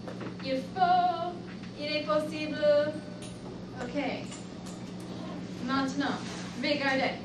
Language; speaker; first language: French; non-native, fluent; English